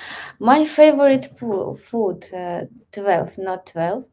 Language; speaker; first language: English; non-native, learner; Russian